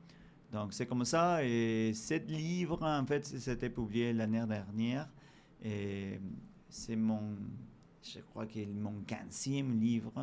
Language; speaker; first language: French; non-native, fluent; Spanish